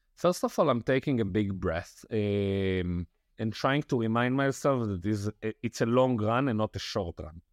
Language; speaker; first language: English; non-native, fluent; Italian